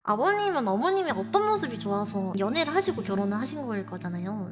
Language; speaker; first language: Korean; native; Korean